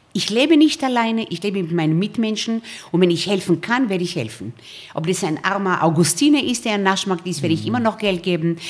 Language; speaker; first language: German; early bilingual, other home language; Romanian